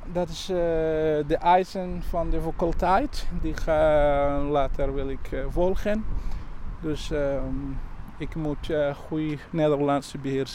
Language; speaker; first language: Dutch; non-native, learner; Somali